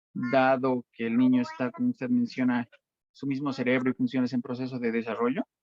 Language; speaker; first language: Spanish; native; Spanish